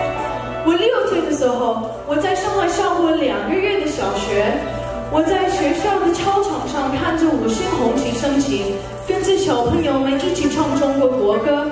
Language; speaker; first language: Chinese; early bilingual, heritage; Chinese